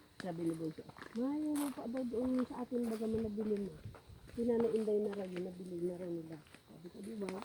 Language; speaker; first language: Filipino; non-native, local second language; Cebuano